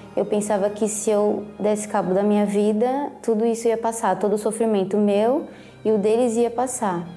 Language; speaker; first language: Portuguese; native; Portuguese